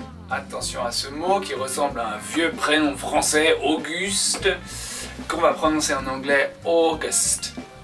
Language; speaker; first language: French; native; French